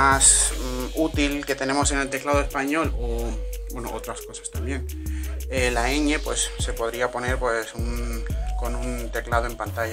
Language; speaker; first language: Spanish; native; Spanish